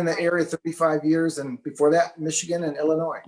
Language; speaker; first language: English; native; English